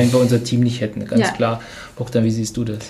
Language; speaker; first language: German; native; German